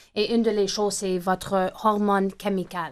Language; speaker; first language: French; non-native, fluent; English